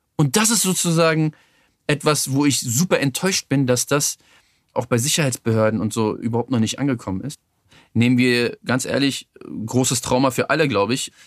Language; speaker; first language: German; native; German